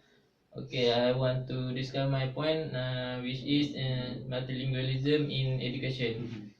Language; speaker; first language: English; non-native, local second language; Malay